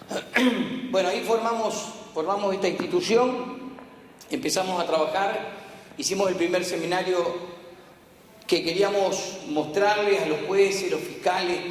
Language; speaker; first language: Spanish; native; Spanish